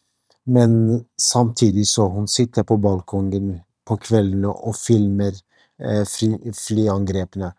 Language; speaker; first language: Norwegian; non-native, fluent; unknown